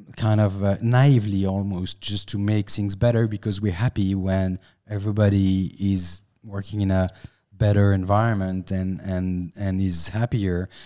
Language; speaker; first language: English; non-native, fluent; French